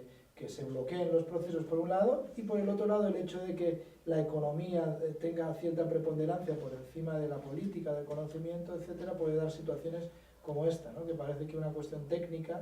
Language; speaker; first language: Spanish; native; Spanish